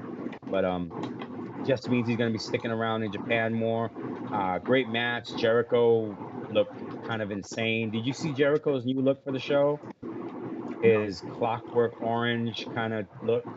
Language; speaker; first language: English; native; English